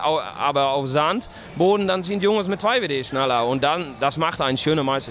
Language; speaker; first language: German; non-native, learner; Dutch